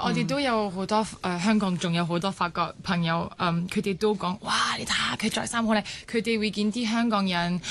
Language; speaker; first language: Cantonese; early bilingual, heritage; Cantonese